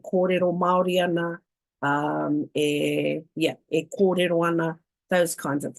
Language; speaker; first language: Māori; non-native, local second language; English